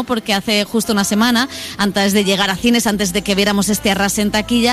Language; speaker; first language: Spanish; native; Spanish